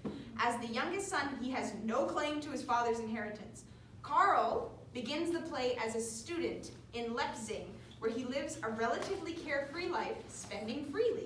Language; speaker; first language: English; native; English